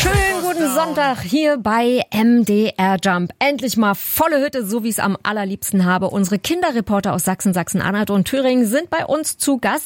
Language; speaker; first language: German; native; German